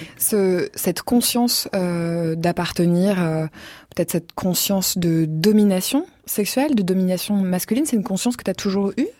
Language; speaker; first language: French; native; French